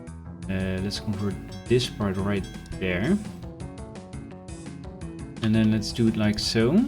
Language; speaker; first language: English; non-native, fluent; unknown